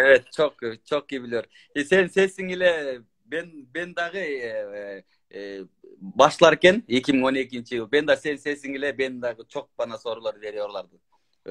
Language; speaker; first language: Turkish; non-native, learner; Kyrgyz